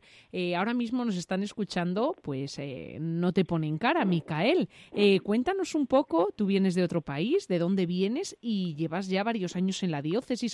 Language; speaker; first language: Spanish; native; Spanish